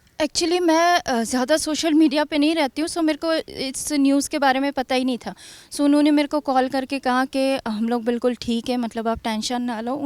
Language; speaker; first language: Hindi; non-native, fluent; Persian